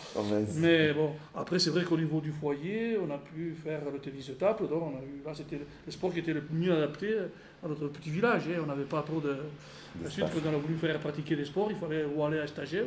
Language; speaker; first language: French; native; French